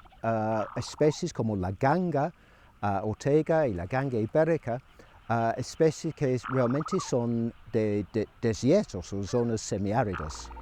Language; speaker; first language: Spanish; non-native, fluent; English